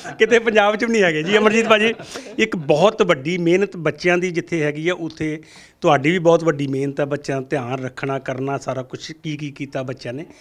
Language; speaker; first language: Punjabi; native; Punjabi